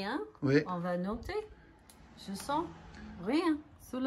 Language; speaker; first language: French; non-native, learner; English